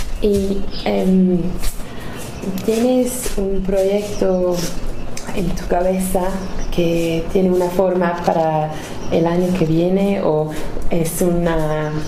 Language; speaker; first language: Spanish; non-native, learner; English